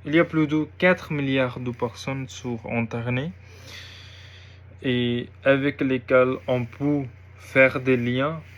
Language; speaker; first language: French; non-native, learner; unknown